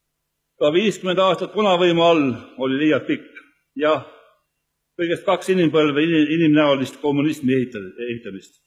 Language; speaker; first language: Estonian; native; Estonian